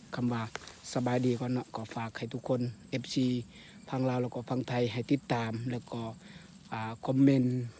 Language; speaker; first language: Lao; non-native, local second language; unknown